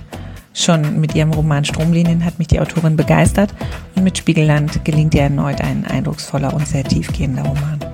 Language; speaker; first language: German; native; German